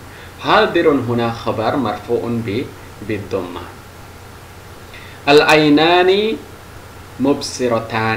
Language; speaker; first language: Arabic; non-native, fluent; Indonesian